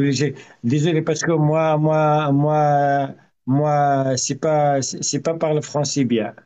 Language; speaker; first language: French; non-native, learner; Arabic